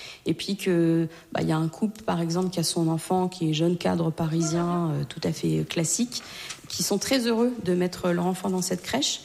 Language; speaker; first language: French; native; French